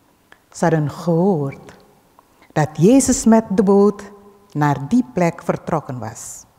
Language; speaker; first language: Dutch; early bilingual, other home language; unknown